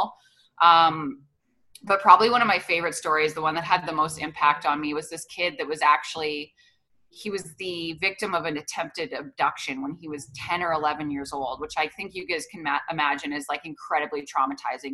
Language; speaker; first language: English; native; English